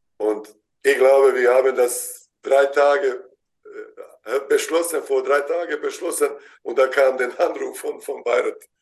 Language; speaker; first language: German; non-native, fluent; Bosnian